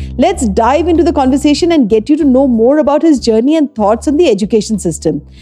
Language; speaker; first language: English; non-native, local second language; Hindi